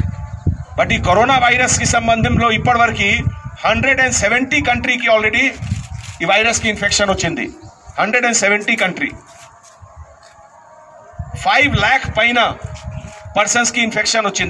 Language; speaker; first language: Telugu; non-native, fluent; Hindi